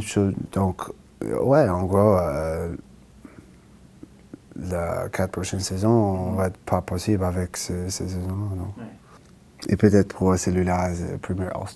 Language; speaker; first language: French; non-native, fluent; English